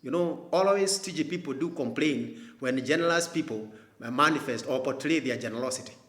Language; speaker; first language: English; non-native, local second language; Swahili